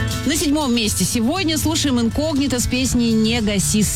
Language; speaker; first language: Russian; native; Russian